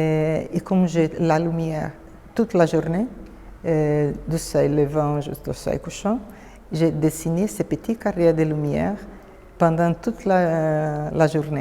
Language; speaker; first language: French; non-native, fluent; Portuguese